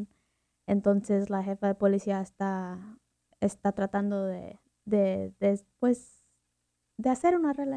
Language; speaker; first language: Spanish; early bilingual, heritage; Spanish